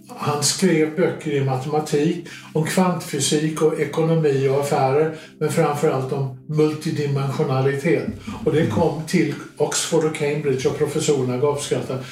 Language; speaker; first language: Swedish; native; Swedish